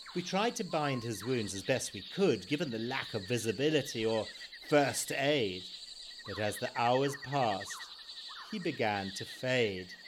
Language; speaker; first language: English; native; English